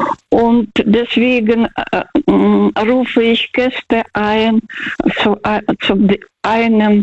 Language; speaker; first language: German; non-native, fluent; Russian